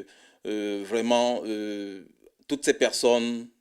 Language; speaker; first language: French; non-native, fluent; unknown